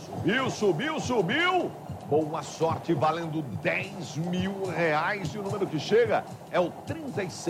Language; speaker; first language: Portuguese; native; Portuguese